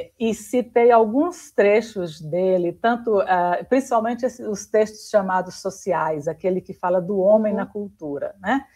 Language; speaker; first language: Portuguese; native; Portuguese